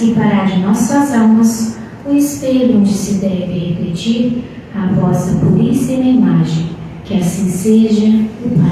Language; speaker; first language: Portuguese; native; Portuguese